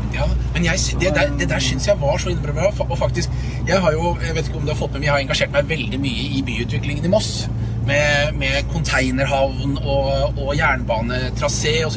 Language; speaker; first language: Norwegian; native; Norwegian